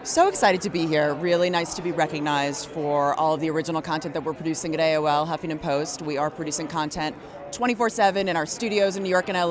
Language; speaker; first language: English; native; English